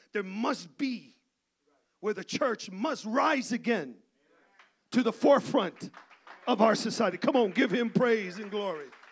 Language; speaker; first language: English; early bilingual, other home language; Spanish